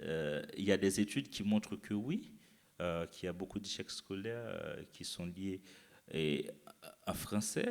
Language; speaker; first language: French; non-native, local second language; Haitian Creole